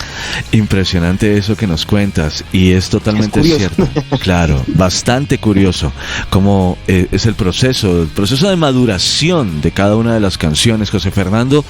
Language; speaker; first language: Spanish; native; Spanish